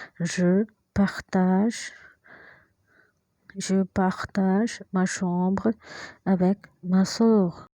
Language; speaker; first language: French; non-native, fluent; Hindi